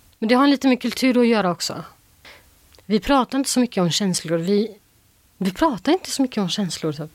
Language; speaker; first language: Swedish; early bilingual, other home language; Albanian